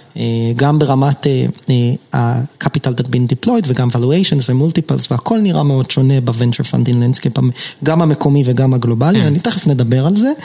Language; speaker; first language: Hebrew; native; Hebrew